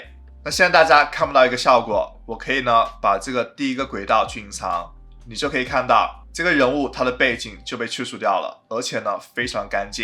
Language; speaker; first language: Chinese; native; Chinese